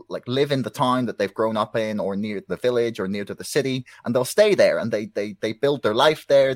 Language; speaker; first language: English; native; English